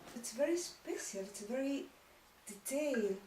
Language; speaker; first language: English; non-native, learner; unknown